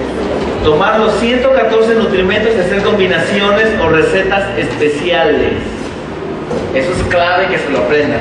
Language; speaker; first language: Spanish; native; Spanish